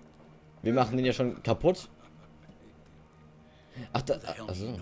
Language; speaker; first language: German; native; German